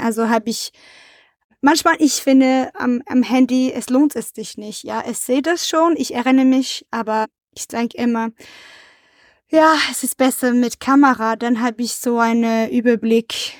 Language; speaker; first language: German; non-native, learner; French